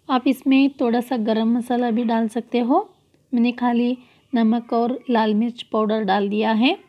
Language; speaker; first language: Hindi; non-native, local second language; Kannada